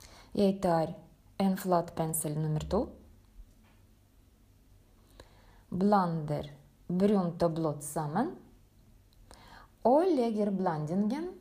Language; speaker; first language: Norwegian; non-native, fluent; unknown